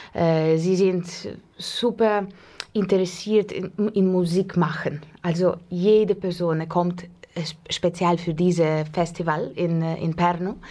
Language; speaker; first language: German; non-native, learner; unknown